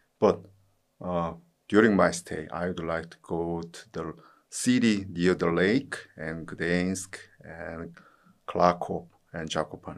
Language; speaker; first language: English; non-native, learner; Korean